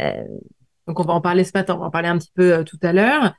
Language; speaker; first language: French; native; French